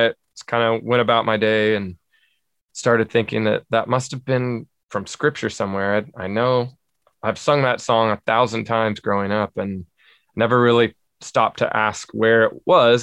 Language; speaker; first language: English; native; English